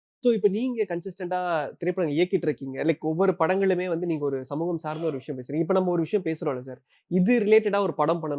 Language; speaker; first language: Tamil; native; Tamil